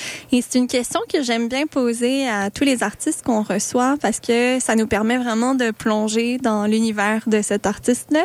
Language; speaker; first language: French; native; French